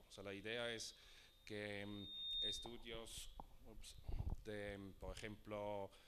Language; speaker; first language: Spanish; non-native, fluent; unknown